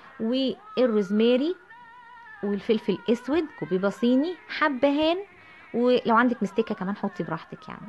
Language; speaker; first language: Arabic; native; Arabic